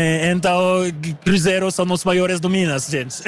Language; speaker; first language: Portuguese; non-native, fluent; French